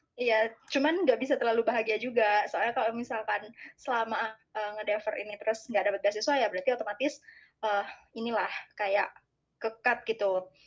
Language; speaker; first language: Indonesian; native; Indonesian